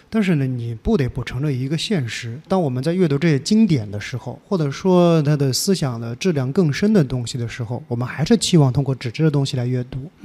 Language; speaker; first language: Chinese; native; Chinese